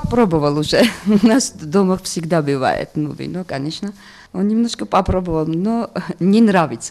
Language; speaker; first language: Russian; non-native, local second language; Georgian